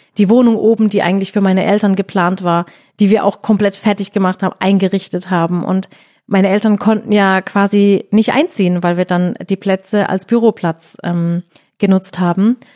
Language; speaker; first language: German; native; German